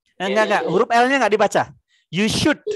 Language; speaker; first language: Indonesian; native; Indonesian